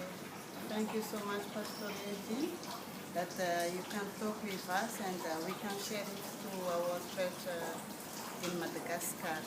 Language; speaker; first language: English; non-native, fluent; Malagasy